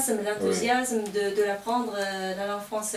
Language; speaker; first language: French; non-native, fluent; Kazakh